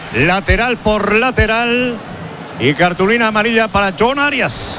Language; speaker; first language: Spanish; native; Spanish